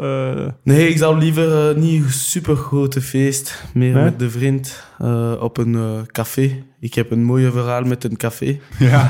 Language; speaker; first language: Dutch; non-native, local second language; French